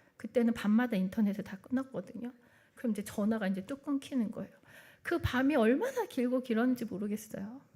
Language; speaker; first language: Korean; native; Korean